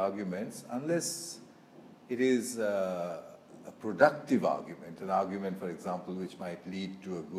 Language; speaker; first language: English; non-native, local second language; Bangla